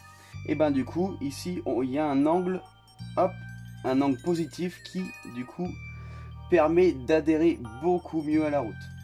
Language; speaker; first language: French; native; French